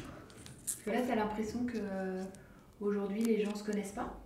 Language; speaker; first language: French; native; French